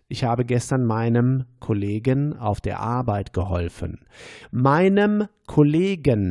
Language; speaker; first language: German; non-native, fluent; English